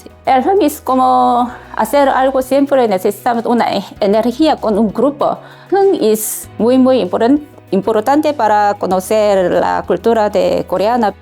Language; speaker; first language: Spanish; non-native, learner; Korean